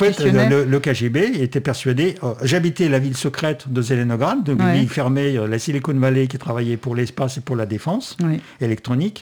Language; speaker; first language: French; non-native, fluent; Russian